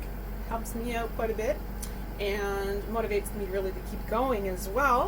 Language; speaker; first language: English; native; English